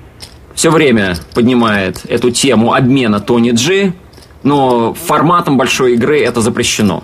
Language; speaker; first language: Russian; native; Russian